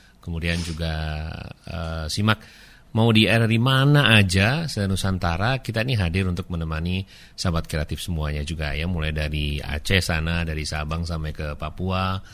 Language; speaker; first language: Indonesian; native; Indonesian